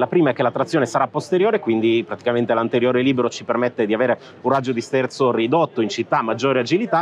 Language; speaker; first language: Italian; native; Italian